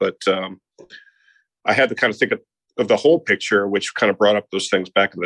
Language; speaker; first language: English; native; English